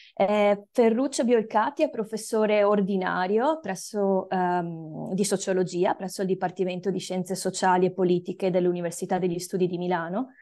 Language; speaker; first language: Italian; native; Italian